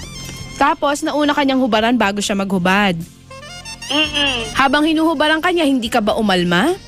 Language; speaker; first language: Filipino; native; Filipino